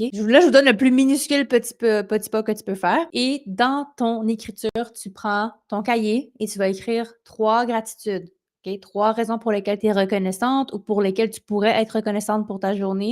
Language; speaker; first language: French; native; French